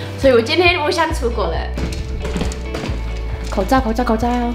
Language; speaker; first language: Chinese; non-native, fluent; English